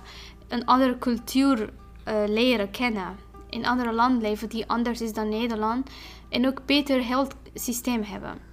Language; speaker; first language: Dutch; non-native, fluent; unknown